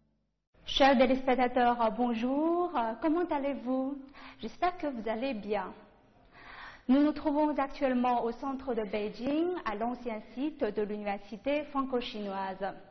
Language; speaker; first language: French; non-native, fluent; Chinese